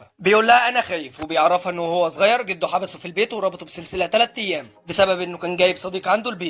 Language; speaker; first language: Arabic; native; Arabic